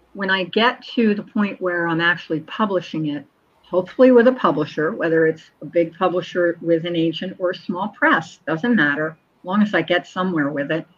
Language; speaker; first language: English; native; English